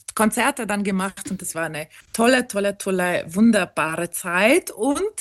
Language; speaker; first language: German; non-native, local second language; Ladin